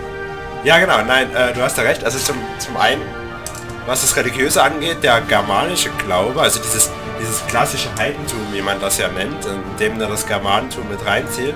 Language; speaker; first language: German; native; German